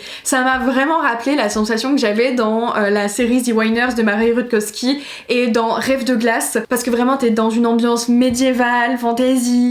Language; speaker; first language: French; native; French